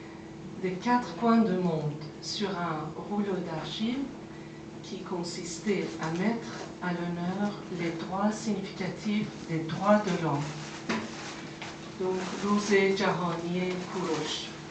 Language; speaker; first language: French; non-native, fluent; Persian